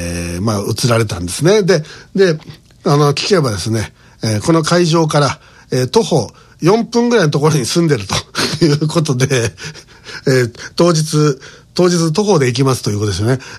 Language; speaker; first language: Japanese; native; Japanese